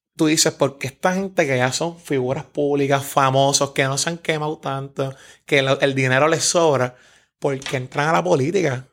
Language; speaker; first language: Spanish; native; Spanish